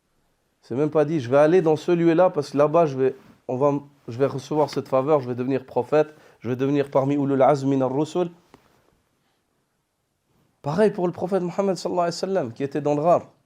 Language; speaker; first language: French; native; French